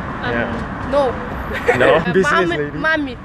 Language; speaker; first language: English; non-native, learner; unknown